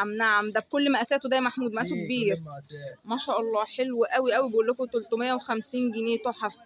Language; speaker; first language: Arabic; native; Arabic